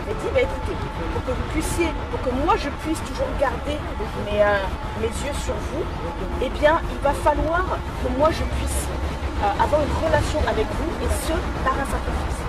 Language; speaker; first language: French; native; French